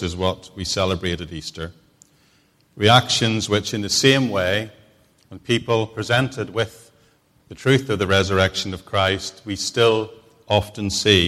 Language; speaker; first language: English; native; English